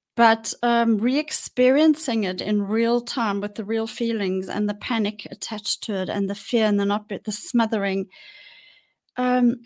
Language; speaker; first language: English; native; English